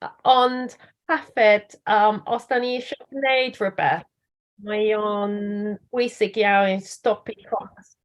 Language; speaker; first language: Welsh; non-native, learner; English